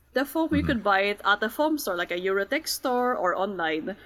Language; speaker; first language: English; non-native, local second language; Filipino